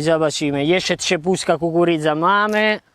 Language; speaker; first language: Polish; non-native, learner; Italian